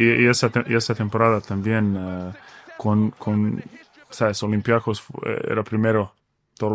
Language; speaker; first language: Spanish; non-native, fluent; Bosnian